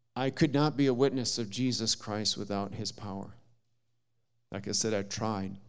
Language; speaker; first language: English; native; English